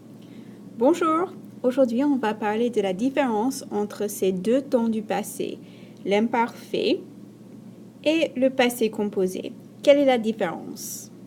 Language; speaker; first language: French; non-native, fluent; English